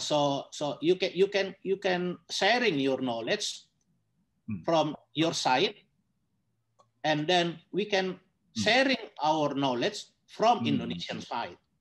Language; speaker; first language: English; non-native, learner; Indonesian